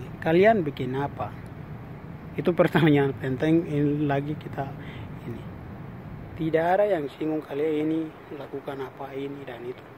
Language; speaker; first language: Indonesian; non-native, local second language; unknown